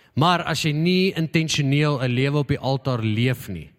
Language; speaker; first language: Afrikaans; native; Afrikaans